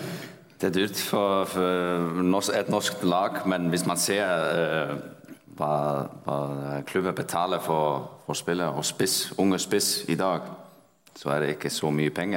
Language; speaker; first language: Danish; non-native, fluent; Icelandic